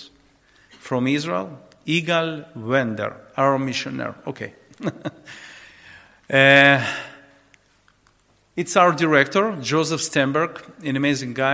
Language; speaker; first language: English; non-native, learner; Ukrainian